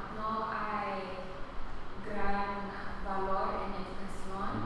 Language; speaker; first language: Spanish; early bilingual, heritage; Spanish